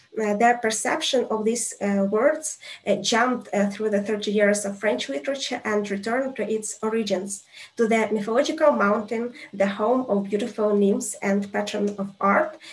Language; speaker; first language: English; non-native, fluent; Ukrainian